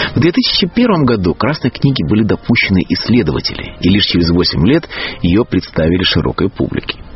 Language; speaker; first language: Russian; native; Russian